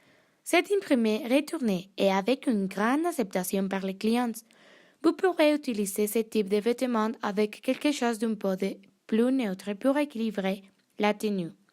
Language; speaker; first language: French; non-native, learner; Spanish